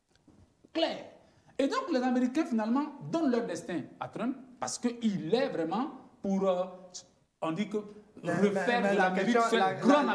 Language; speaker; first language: French; native; French